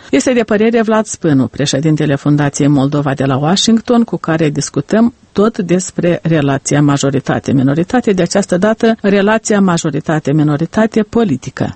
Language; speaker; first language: Romanian; native; Romanian